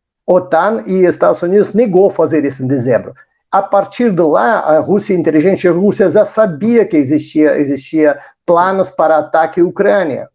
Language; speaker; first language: Portuguese; non-native, fluent; Russian